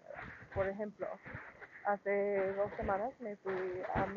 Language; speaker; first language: Spanish; non-native, learner; English